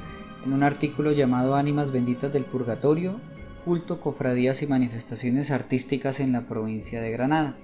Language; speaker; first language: Spanish; native; Spanish